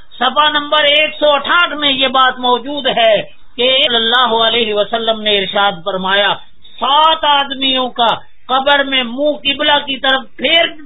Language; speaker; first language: Urdu; native; Urdu